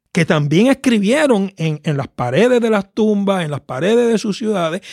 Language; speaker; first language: Spanish; native; Spanish